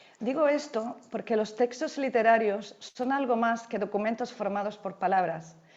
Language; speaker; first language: Spanish; native; Spanish